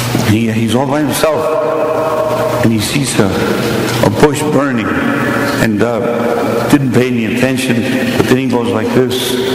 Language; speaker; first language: English; native; English